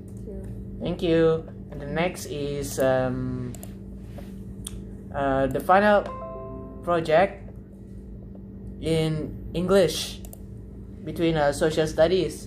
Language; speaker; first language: English; non-native, learner; Indonesian